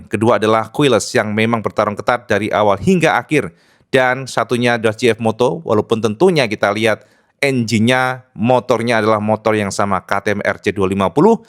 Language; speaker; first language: Indonesian; native; Indonesian